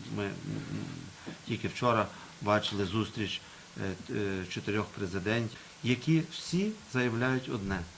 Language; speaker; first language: Ukrainian; native; Ukrainian